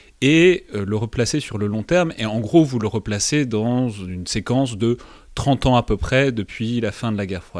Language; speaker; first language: French; native; French